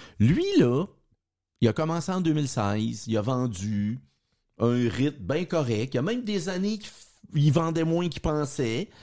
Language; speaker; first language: French; native; French